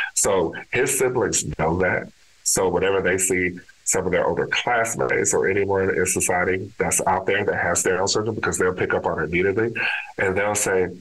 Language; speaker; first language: English; native; English